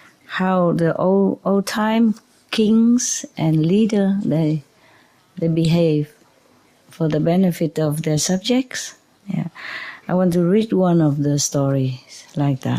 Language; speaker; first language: English; non-native, fluent; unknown